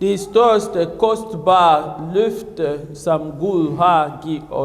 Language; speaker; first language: Danish; non-native, fluent; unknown